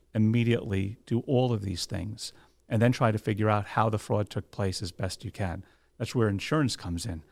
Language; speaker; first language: English; native; English